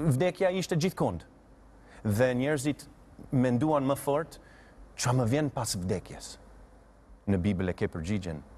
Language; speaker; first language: Albanian; non-native, fluent; English